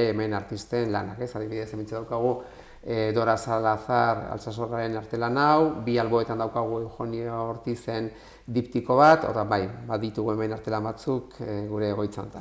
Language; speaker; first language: Basque; non-native, local second language; Spanish